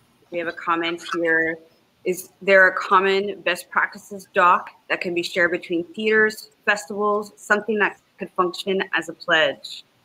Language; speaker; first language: English; native; English